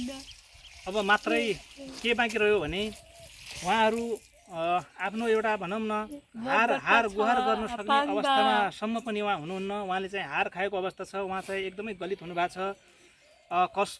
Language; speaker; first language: Nepali; native; Nepali